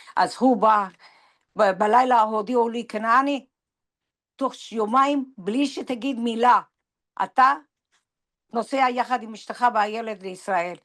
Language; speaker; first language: Hebrew; non-native, fluent; Persian